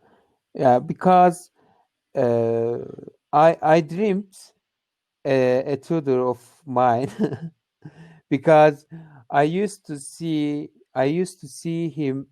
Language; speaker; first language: English; non-native, learner; Turkish